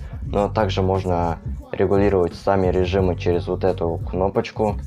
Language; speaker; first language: Russian; native; Russian